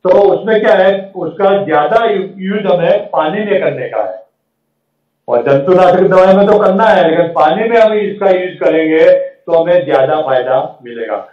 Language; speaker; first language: Hindi; non-native, local second language; Gujarati